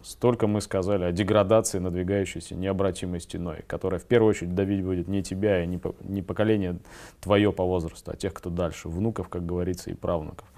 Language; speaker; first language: Russian; native; Russian